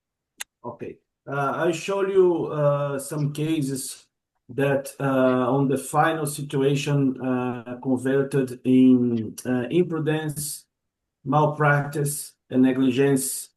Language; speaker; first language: English; non-native, learner; Portuguese